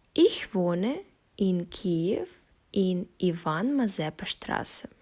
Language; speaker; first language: German; non-native, learner; Ukrainian